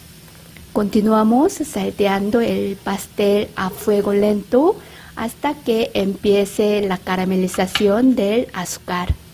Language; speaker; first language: Spanish; non-native, fluent; Korean